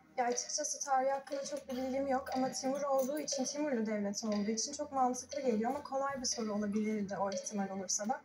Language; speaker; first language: Turkish; early bilingual, heritage; Turkish